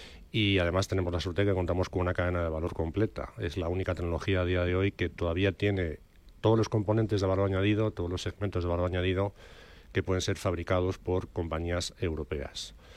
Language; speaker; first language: Spanish; native; Spanish